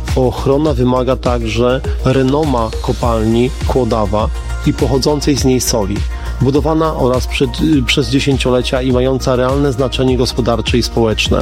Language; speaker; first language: Polish; native; Polish